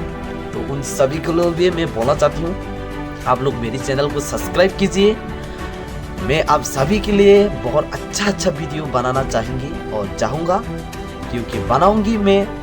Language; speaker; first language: Hindi; non-native, local second language; Kok Borok